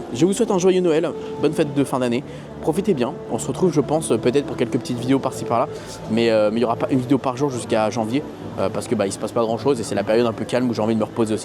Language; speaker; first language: French; native; French